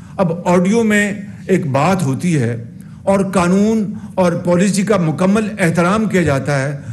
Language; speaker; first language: Urdu; non-native, local second language; Punjabi